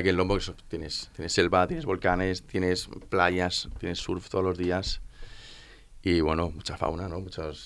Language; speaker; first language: Spanish; native; Spanish